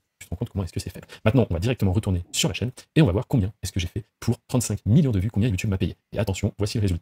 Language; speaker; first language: French; native; French